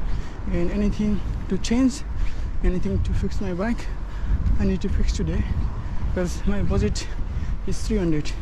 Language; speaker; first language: English; non-native, learner; Nepali